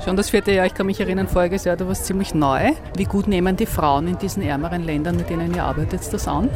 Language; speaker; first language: German; native; German